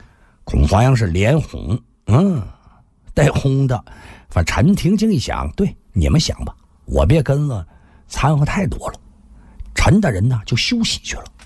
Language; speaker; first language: Chinese; native; Chinese